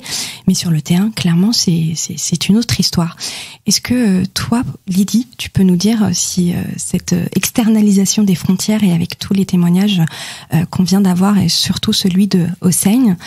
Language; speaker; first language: French; native; French